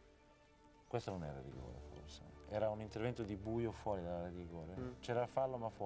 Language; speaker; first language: Italian; native; Italian